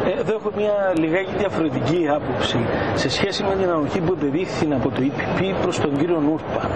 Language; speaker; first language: Greek; native; Greek